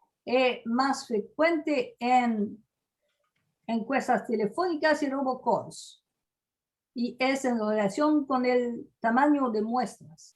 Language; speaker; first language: Spanish; non-native, fluent; French